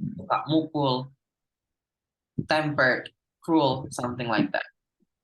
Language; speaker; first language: English; non-native, fluent; Indonesian